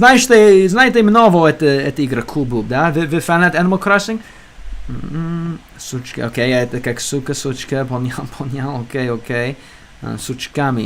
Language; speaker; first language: Russian; non-native, learner; English